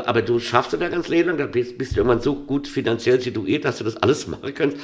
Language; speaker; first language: German; native; German